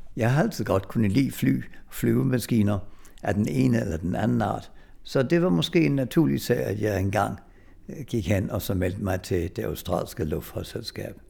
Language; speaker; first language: Danish; early bilingual, other home language; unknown